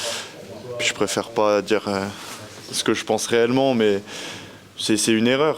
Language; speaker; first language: French; native; French